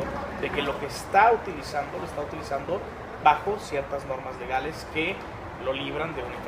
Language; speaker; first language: Spanish; native; Spanish